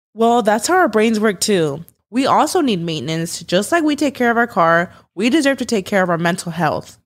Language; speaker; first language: English; early bilingual, other home language; Spanish